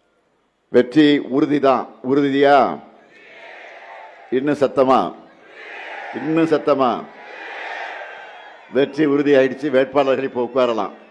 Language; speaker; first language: Tamil; native; Tamil